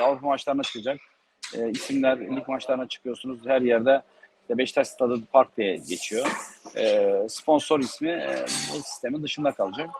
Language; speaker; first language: Turkish; native; Turkish